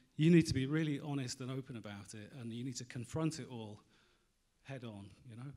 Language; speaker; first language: English; native; English